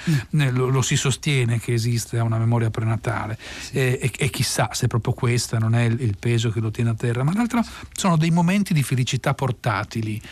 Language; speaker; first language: Italian; native; Italian